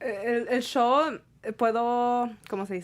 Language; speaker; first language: Spanish; early bilingual, heritage; Spanish